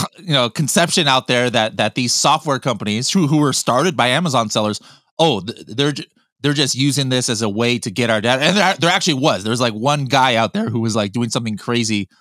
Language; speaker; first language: English; native; English